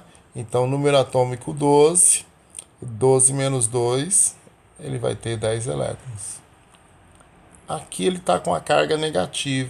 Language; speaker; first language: Portuguese; native; Portuguese